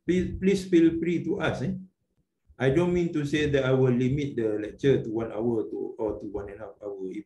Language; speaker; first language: English; non-native, local second language; Malay